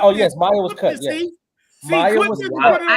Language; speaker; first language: English; native; English